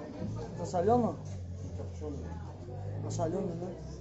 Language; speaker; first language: Russian; non-native, fluent; Tajik